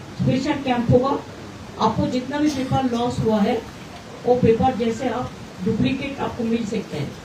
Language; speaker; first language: Hindi; non-native, local second language; Bangla